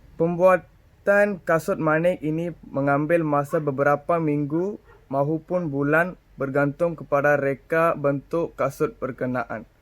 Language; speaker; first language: Malay; non-native, local second language; Tamil